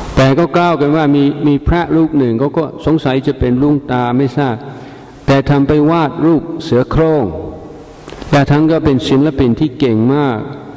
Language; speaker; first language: Thai; non-native, fluent; English